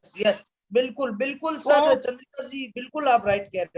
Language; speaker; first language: Hindi; native; Hindi